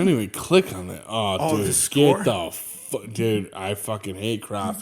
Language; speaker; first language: English; native; English